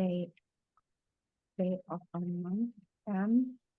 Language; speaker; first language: English; non-native, fluent; Indonesian